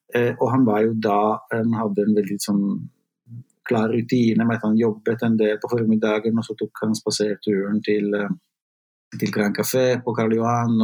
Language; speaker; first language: Norwegian; non-native, fluent; Italian